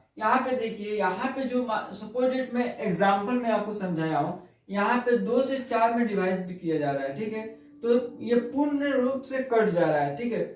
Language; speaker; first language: Hindi; native; Hindi